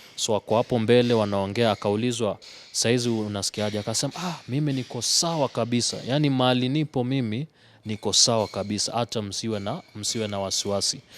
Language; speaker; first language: Swahili; native; Swahili